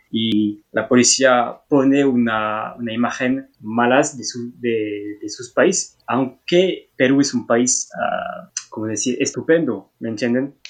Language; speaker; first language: Spanish; non-native, learner; French